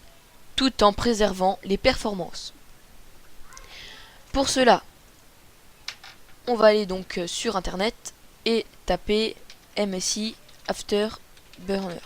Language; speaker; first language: French; native; French